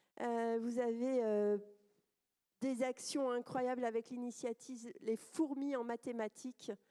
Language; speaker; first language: French; native; French